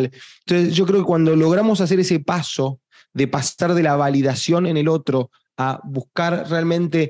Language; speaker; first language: Spanish; native; Spanish